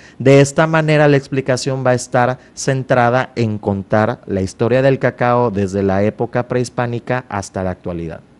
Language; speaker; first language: Spanish; native; Spanish